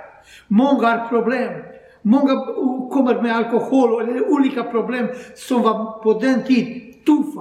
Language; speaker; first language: Swedish; non-native, learner; Croatian